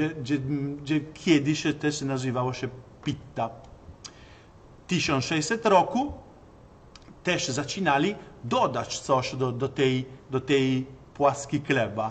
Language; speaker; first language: Polish; non-native, learner; Italian